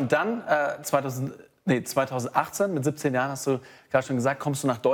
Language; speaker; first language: German; native; German